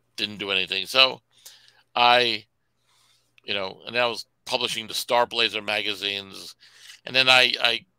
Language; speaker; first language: English; native; English